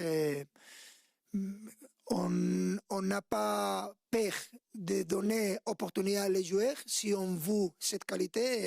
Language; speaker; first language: French; non-native, fluent; Spanish